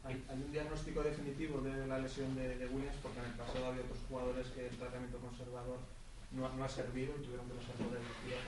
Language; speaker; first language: Spanish; native; Spanish